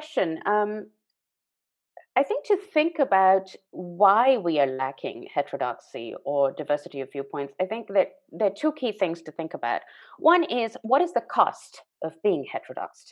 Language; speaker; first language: English; non-native, local second language; Urdu